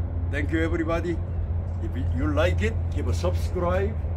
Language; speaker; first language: English; non-native, learner; Korean